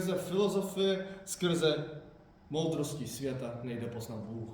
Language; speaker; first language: Czech; non-native, fluent; Korean